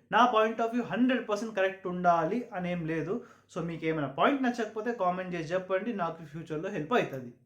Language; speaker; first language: Telugu; non-native, local second language; Urdu